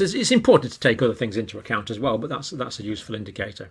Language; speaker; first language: English; native; English